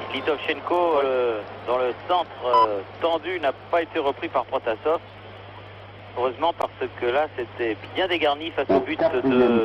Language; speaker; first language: French; native; French